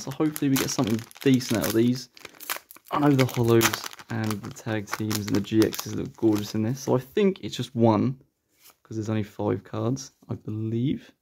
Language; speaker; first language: English; native; English